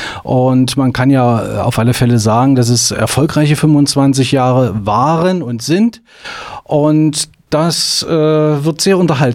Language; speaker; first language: German; native; German